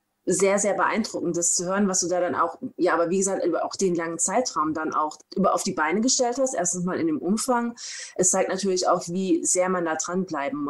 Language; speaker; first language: German; native; German